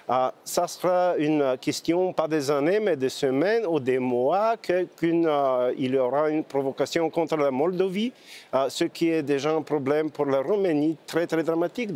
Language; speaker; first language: French; non-native, fluent; Bulgarian